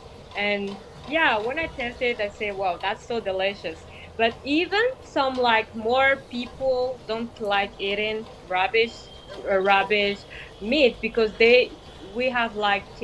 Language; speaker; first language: English; non-native, fluent; Malagasy